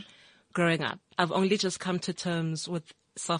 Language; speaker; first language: English; non-native, local second language; Tswana